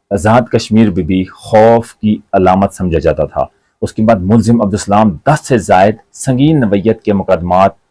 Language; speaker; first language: Urdu; non-native, local second language; Punjabi